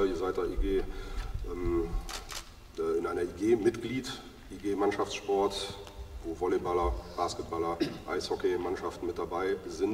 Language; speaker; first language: German; native; German